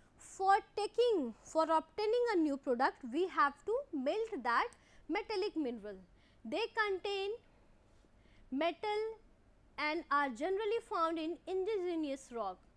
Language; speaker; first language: English; non-native, local second language; Hindi